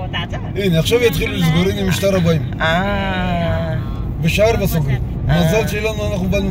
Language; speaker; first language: Hebrew; non-native, fluent; Nepali